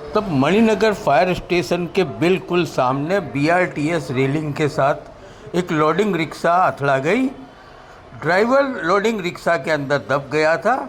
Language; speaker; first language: Hindi; non-native, local second language; Gujarati